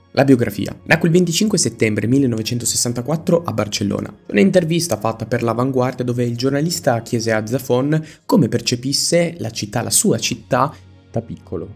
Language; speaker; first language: Italian; native; Italian